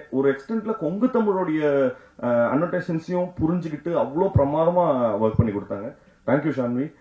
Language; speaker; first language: Tamil; native; Tamil